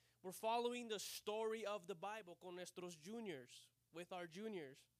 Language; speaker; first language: English; early bilingual, other home language; Spanish